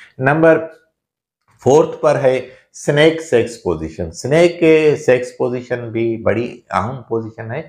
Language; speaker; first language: Urdu; non-native, local second language; Sindhi